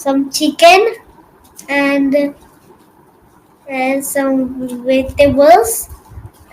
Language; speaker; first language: English; non-native, learner; Hindi